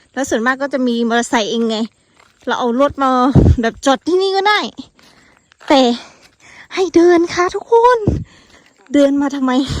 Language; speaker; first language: Thai; non-native, local second language; Shan